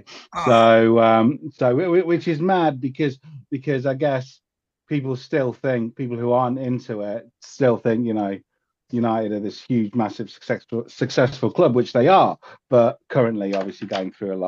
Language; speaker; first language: English; native; English